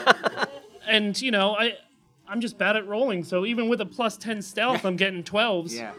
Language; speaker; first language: English; native; English